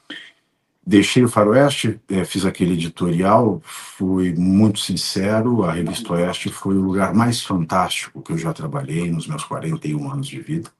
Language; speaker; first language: Portuguese; native; Portuguese